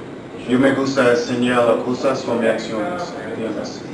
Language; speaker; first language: Spanish; non-native, learner; English